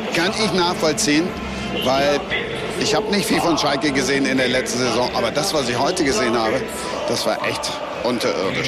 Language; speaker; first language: German; native; German